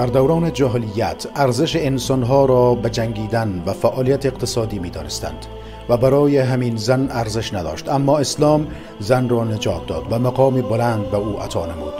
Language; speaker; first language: Persian; native; Persian